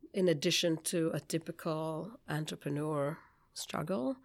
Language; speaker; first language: English; non-native, fluent; Hebrew